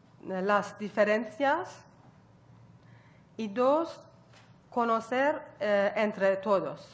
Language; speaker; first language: Spanish; non-native, learner; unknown